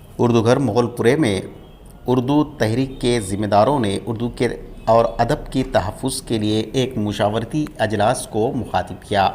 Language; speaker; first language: Urdu; native; Urdu